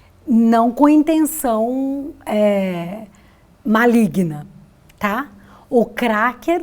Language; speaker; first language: Portuguese; native; Portuguese